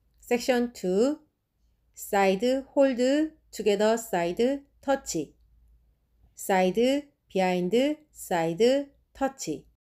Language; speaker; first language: Korean; native; Korean